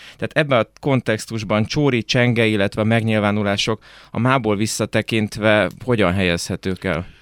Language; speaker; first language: Hungarian; native; Hungarian